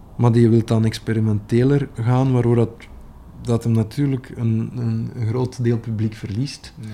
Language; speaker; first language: Dutch; native; Dutch